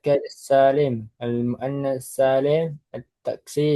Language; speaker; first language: Arabic; non-native, learner; Indonesian